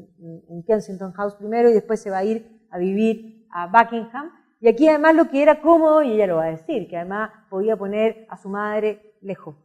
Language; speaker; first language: Spanish; native; Spanish